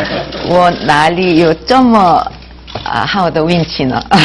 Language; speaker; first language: Chinese; non-native, learner; Korean